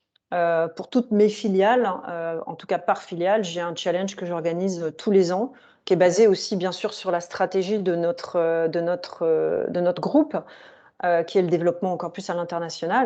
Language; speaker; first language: French; native; French